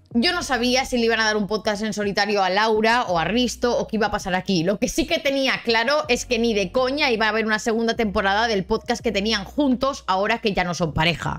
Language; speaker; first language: Spanish; native; Spanish